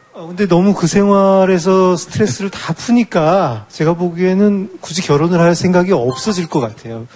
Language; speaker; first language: Korean; native; Korean